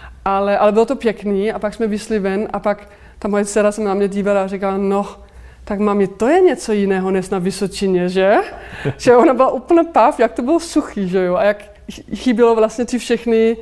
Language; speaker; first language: Czech; non-native, fluent; Danish